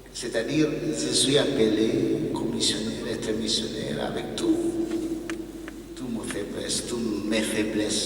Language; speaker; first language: French; non-native, learner; Indonesian